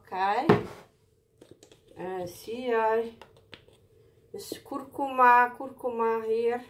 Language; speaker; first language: Dutch; non-native, learner; Somali